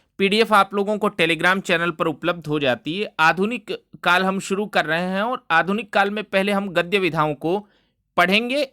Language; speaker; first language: Hindi; native; Hindi